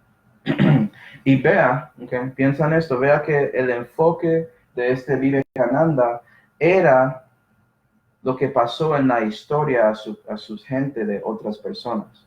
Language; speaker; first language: Spanish; early bilingual, heritage; Spanish